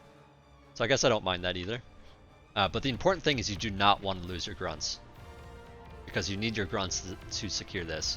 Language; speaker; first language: English; native; English